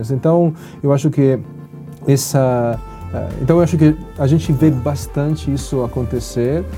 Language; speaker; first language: Portuguese; non-native, fluent; Italian